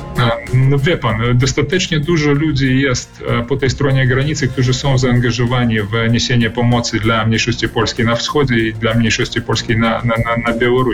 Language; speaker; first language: Polish; early bilingual, heritage; Polish